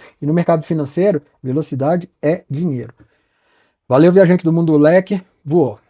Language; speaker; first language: Portuguese; native; Portuguese